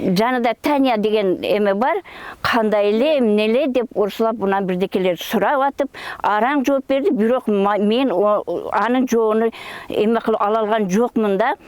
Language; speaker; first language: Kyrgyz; early bilingual, heritage; Kyrgyz